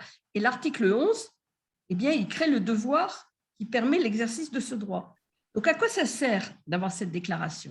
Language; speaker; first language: French; native; French